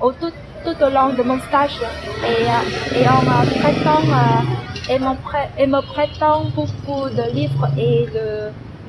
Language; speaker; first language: French; non-native, fluent; Vietnamese